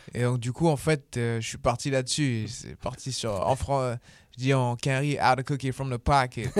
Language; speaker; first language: French; native; French